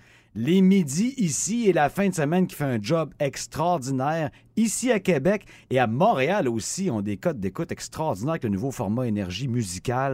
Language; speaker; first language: French; native; French